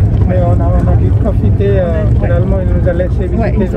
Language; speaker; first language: French; non-native, fluent; Hindi